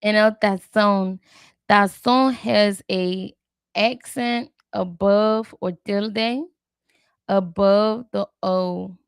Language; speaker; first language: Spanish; non-native, learner; English